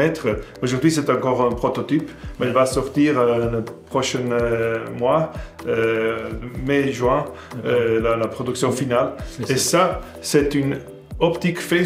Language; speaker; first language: French; non-native, fluent; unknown